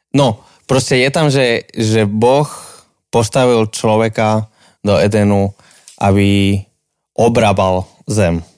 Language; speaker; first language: Slovak; non-native, fluent; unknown